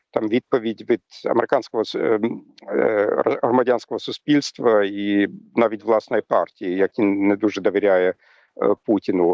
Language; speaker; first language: Ukrainian; non-native, fluent; German